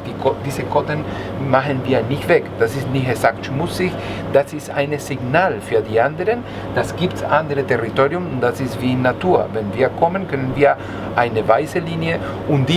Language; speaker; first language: German; non-native, learner; Spanish